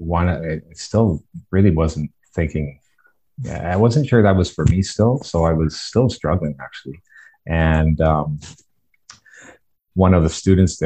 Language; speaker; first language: English; native; English